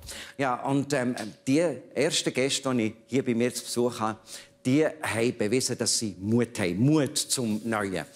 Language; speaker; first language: German; native; German